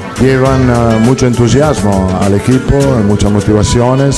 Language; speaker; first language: Spanish; non-native, learner; Italian